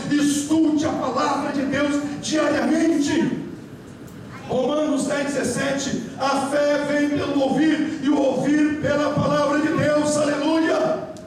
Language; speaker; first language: Portuguese; native; Portuguese